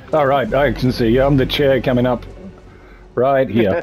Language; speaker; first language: English; native; English